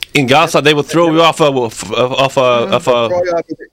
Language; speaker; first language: English; non-native, fluent; Swedish